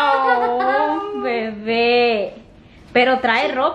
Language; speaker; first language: Spanish; native; Spanish